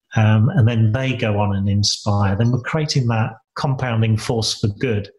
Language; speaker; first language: English; native; English